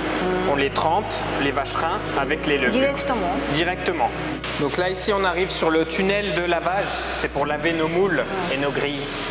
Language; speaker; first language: French; native; French